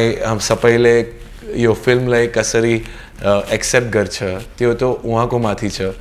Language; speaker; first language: Nepali; non-native, learner; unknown